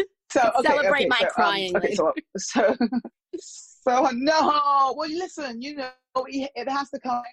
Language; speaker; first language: English; native; English